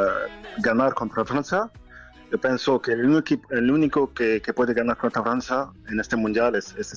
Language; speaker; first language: Spanish; non-native, fluent; French